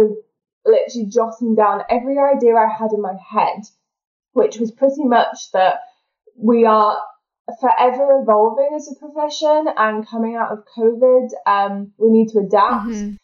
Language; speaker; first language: English; native; English